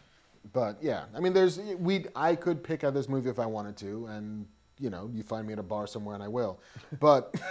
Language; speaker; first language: English; native; English